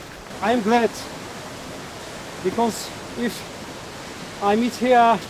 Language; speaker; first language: English; non-native, learner; Tajik